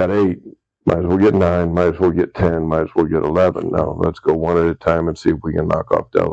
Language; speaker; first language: English; native; English